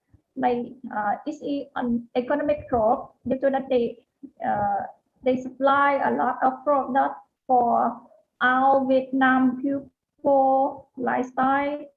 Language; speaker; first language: English; non-native, learner; Vietnamese